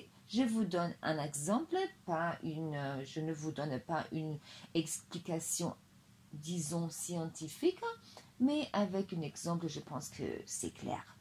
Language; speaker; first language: French; non-native, fluent; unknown